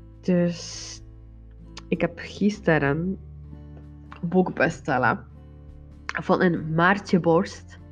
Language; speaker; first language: Dutch; non-native, learner; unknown